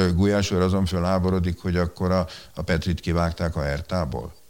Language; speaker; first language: Hungarian; native; Hungarian